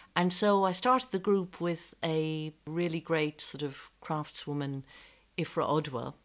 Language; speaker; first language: English; native; English